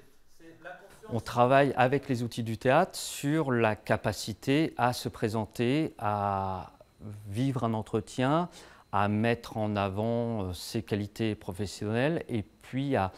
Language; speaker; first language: French; native; French